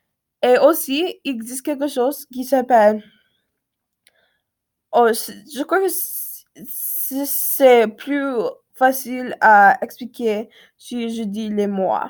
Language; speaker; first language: French; non-native, learner; English